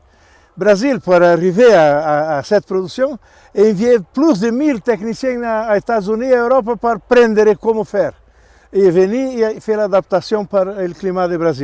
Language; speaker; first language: French; non-native, learner; Portuguese